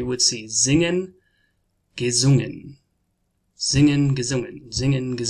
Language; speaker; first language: German; non-native, learner; English